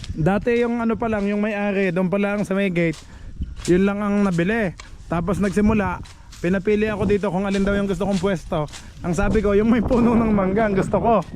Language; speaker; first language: Filipino; native; Filipino